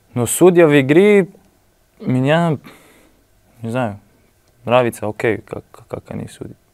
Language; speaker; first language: Russian; non-native, learner; Slovenian